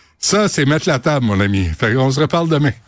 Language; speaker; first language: French; native; French